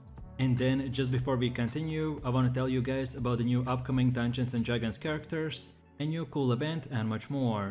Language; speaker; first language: English; non-native, fluent; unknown